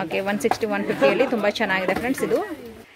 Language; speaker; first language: Kannada; native; Kannada